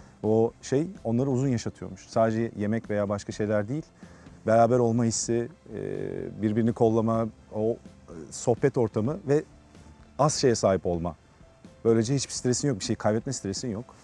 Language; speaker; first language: Turkish; native; Turkish